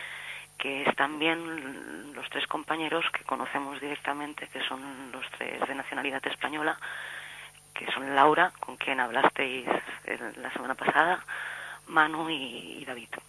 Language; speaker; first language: Spanish; native; Spanish